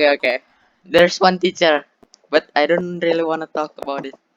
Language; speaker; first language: English; non-native, learner; Indonesian